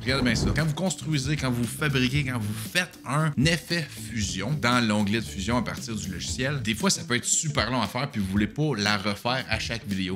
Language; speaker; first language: French; native; French